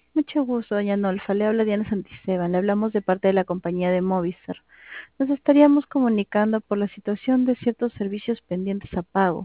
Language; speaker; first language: Spanish; native; Spanish